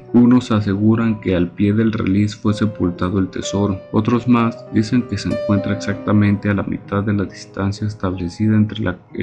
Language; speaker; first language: Spanish; native; Spanish